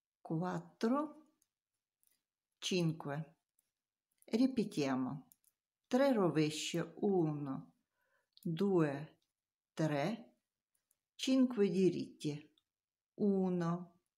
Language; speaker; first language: Italian; non-native, learner; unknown